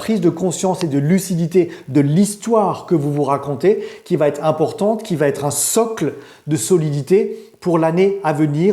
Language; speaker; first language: French; native; French